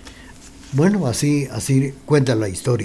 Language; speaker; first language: Spanish; native; Spanish